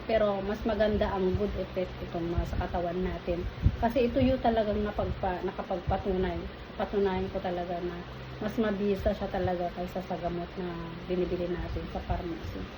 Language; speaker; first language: Filipino; non-native, local second language; Iloko